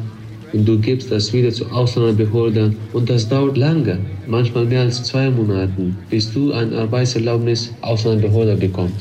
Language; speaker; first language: German; non-native, fluent; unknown